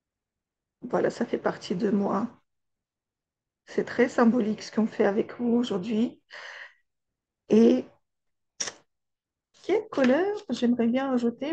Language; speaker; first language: French; non-native, fluent; Russian